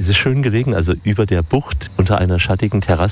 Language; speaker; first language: German; native; German